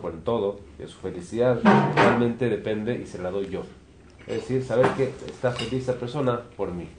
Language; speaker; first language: Spanish; native; Spanish